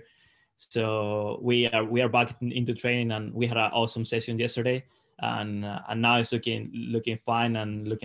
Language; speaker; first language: English; non-native, fluent; Spanish